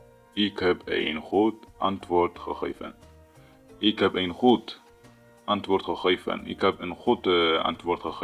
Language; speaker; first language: Dutch; non-native, fluent; Tigrinya